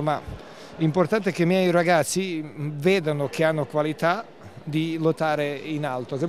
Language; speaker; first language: Italian; non-native, learner; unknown